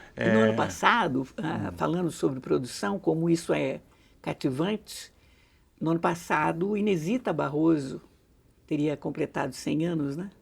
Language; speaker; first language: Portuguese; native; Portuguese